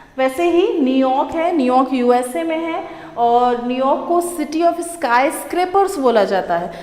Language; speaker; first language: Hindi; native; Hindi